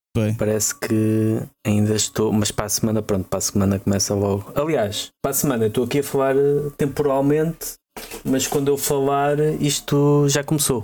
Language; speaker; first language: Portuguese; native; Portuguese